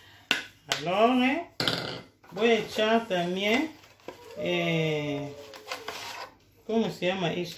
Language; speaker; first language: Spanish; non-native, learner; Lingala